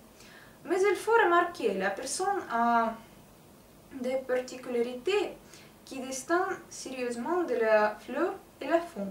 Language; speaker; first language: French; non-native, learner; Russian